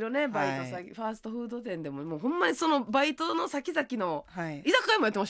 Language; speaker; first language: Japanese; native; Japanese